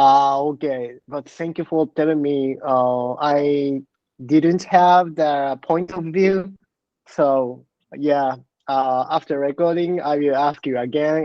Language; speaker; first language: English; non-native, learner; Japanese